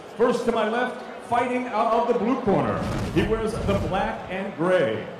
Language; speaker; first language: English; early bilingual, other home language; Spanish